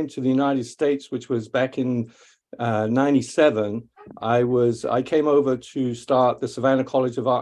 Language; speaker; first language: English; native; English